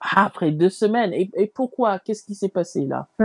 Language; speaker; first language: French; non-native, fluent; English